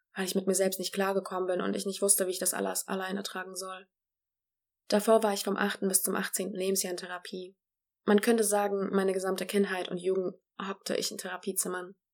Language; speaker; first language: German; early bilingual, other home language; Polish